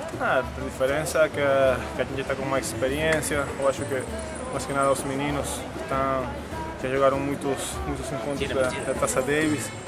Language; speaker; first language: Portuguese; non-native, fluent; Spanish